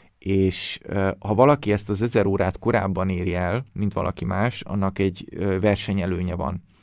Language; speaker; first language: Hungarian; early bilingual, heritage; Hungarian